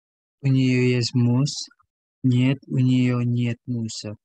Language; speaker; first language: Russian; non-native, learner; Indonesian